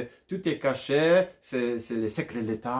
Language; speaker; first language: French; non-native, learner; Polish